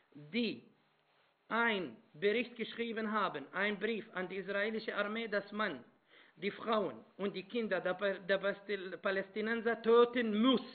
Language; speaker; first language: German; non-native, fluent; Arabic